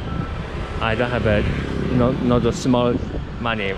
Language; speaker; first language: English; non-native, learner; Japanese